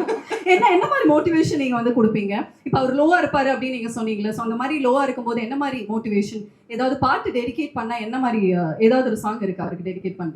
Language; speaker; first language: Tamil; native; Tamil